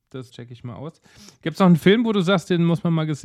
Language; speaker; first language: German; native; German